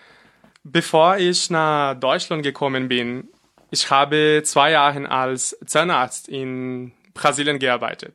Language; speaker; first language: German; non-native, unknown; Portuguese